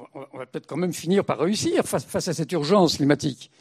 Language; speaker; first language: French; native; French